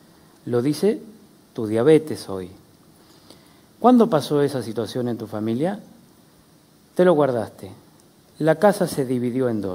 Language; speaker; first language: Spanish; native; Spanish